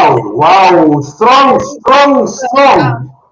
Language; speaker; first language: English; non-native, learner; Spanish